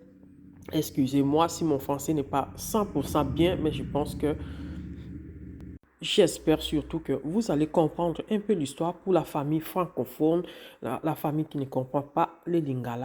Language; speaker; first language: French; non-native, local second language; Lingala